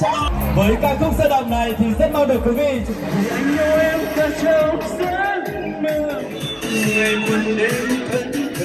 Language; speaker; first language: Vietnamese; native; Vietnamese